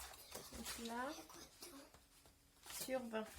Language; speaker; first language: French; native; French